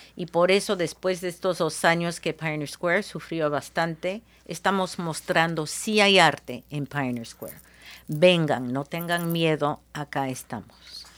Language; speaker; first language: Spanish; early bilingual, heritage; Spanish